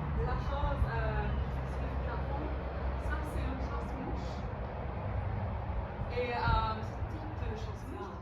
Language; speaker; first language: French; non-native, local second language; English